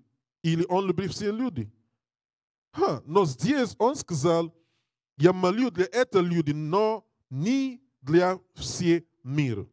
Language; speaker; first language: Russian; non-native, learner; English